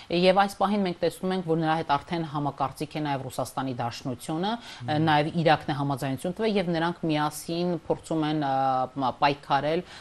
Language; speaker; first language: Armenian; native; Armenian